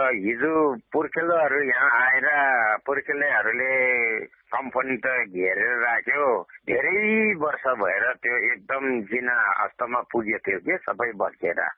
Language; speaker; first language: Nepali; non-native, local second language; Gurung